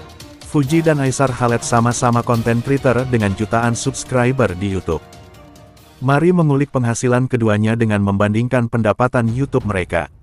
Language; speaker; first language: Indonesian; native; Indonesian